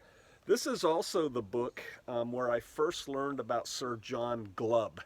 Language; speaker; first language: English; native; English